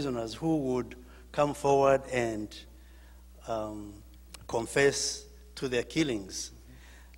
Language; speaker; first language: English; non-native, local second language; Kinyarwanda